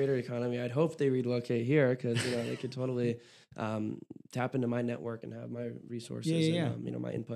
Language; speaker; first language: English; native; English